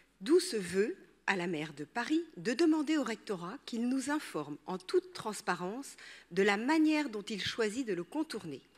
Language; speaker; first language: French; native; French